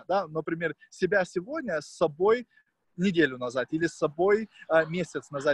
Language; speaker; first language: Russian; non-native, fluent; Lithuanian